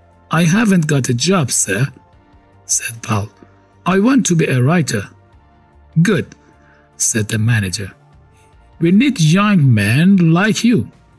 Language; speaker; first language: English; non-native, fluent; Persian